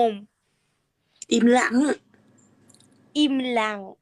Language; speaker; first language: Vietnamese; non-native, learner; Indonesian